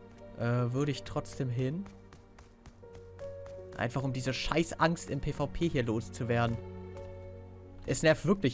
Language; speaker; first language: German; native; German